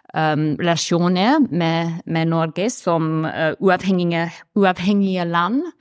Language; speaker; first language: Norwegian; non-native, learner; English